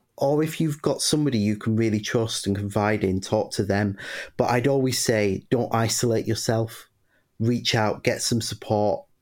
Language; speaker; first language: English; native; English